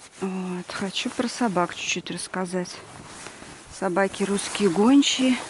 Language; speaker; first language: Russian; native; Russian